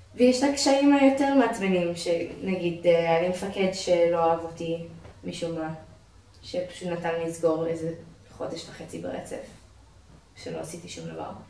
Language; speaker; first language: Hebrew; non-native, fluent; English